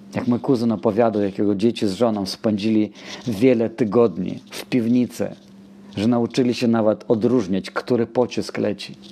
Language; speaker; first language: Polish; non-native, fluent; Russian